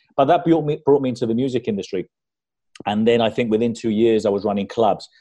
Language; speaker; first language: English; early bilingual, other home language; Spanish